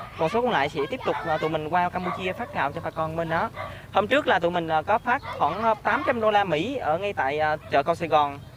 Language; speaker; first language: Vietnamese; native; Vietnamese